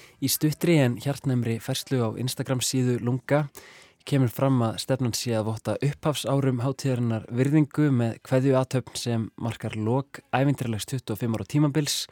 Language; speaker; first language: Icelandic; native; Icelandic